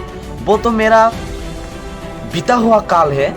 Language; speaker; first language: Hindi; non-native, local second language; Kok Borok